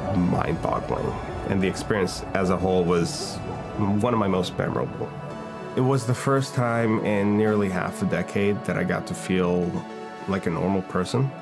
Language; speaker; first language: English; early bilingual, other home language; Hebrew